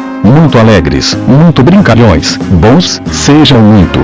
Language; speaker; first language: Portuguese; native; Portuguese